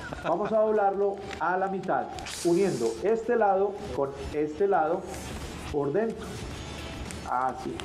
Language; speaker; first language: Spanish; native; Spanish